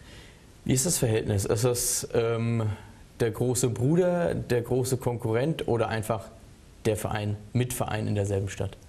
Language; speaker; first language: German; native; German